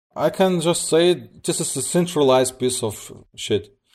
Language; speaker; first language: English; early bilingual, other home language; Russian